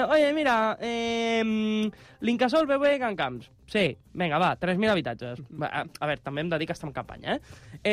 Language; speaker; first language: Catalan; native; Catalan